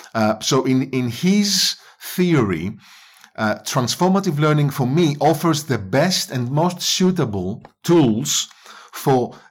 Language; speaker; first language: English; non-native, fluent; Greek